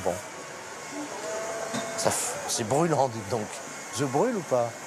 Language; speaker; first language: French; native; French